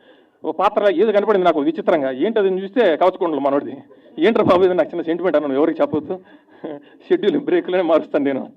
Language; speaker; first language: Telugu; native; Telugu